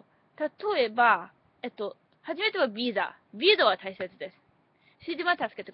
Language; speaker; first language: Japanese; non-native, learner; English